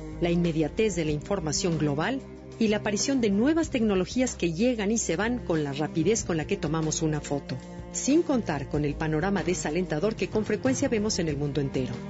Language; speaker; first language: Spanish; native; Spanish